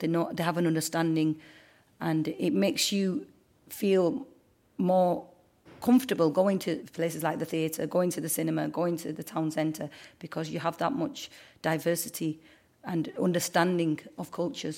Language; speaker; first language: English; native; English